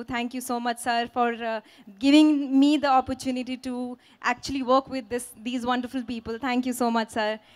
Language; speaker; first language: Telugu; non-native, fluent; Hindi